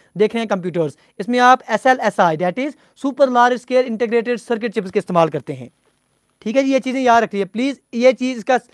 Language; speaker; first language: Hindi; non-native, local second language; Punjabi